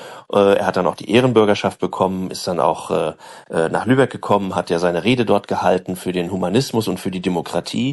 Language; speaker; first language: German; native; German